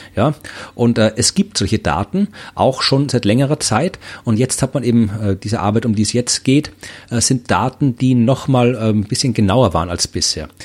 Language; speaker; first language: German; native; German